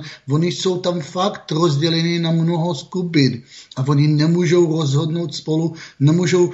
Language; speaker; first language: Czech; non-native, fluent; Hebrew